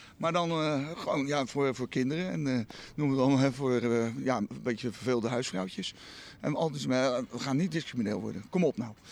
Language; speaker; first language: Dutch; native; Dutch